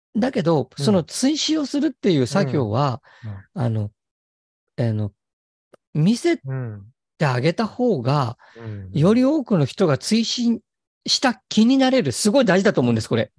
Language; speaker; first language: Japanese; native; Japanese